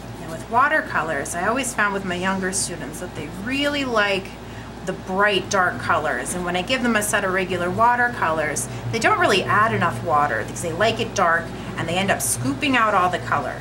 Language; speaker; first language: English; native; English